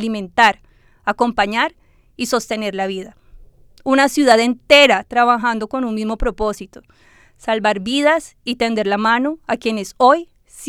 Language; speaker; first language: Spanish; native; Spanish